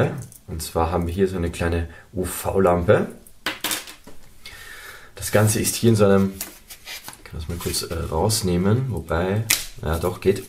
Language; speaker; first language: German; native; German